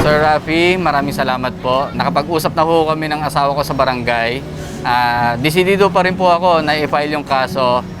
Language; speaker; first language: Filipino; native; Filipino